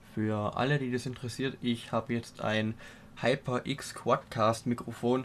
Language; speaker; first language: German; native; German